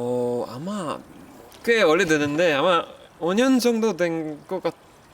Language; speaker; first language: Korean; non-native, fluent; French